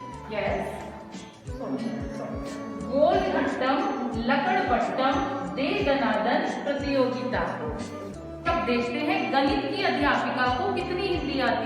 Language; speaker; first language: Hindi; native; Hindi